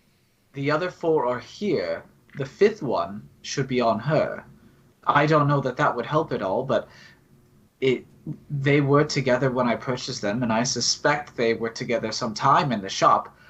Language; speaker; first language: English; native; English